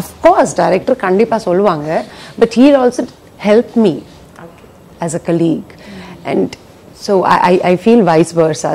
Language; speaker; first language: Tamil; non-native, fluent; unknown